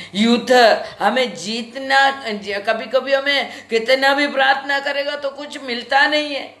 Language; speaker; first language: Hindi; non-native, local second language; Malayalam